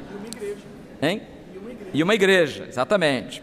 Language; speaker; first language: Portuguese; native; Portuguese